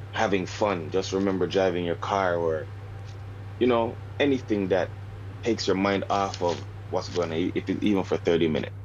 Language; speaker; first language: English; native; English